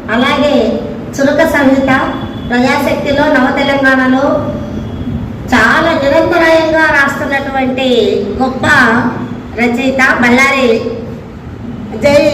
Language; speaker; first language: Telugu; native; Telugu